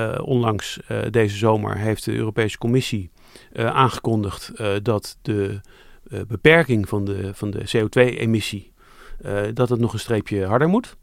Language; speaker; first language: Dutch; native; Dutch